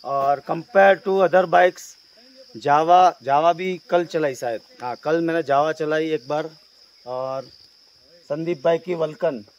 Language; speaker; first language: Hindi; non-native, local second language; Gujarati